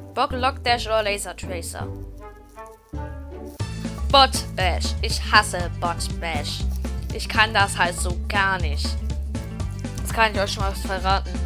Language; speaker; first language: German; native; German